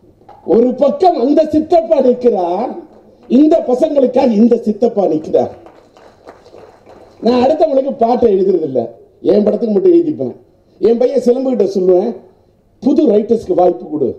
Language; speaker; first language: Tamil; native; Tamil